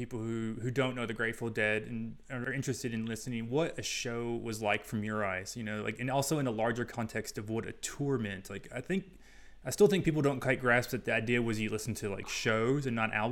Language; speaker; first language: English; native; English